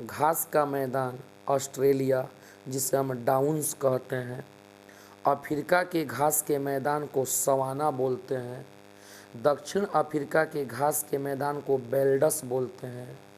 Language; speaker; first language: Hindi; native; Hindi